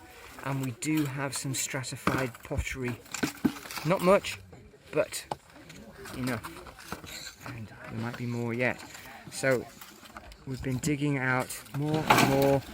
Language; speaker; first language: English; native; English